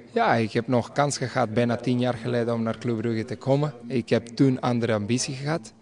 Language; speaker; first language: Dutch; non-native, fluent; Serbian